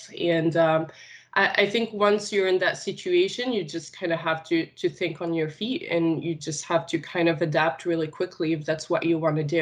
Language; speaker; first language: English; non-native, fluent; Arabic